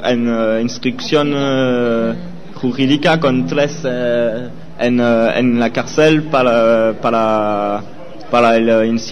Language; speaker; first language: Spanish; non-native, learner; French